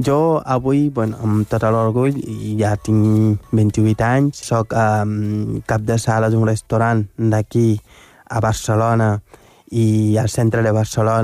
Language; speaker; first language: Catalan; non-native, fluent; Wolof